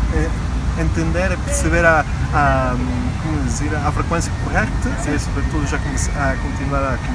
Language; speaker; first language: Portuguese; non-native, learner; Spanish